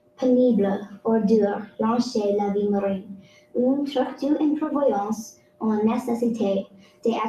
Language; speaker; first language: French; non-native, local second language; English